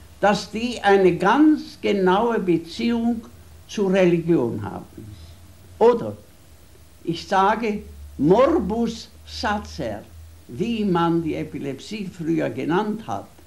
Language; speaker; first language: German; non-native, fluent; Hungarian